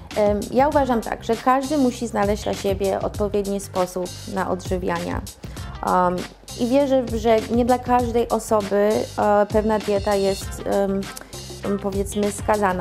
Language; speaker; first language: Polish; early bilingual, heritage; Polish